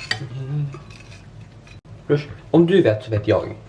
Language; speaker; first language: Swedish; early bilingual, other home language; Thai